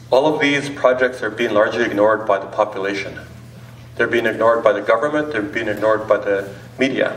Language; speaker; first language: English; native; English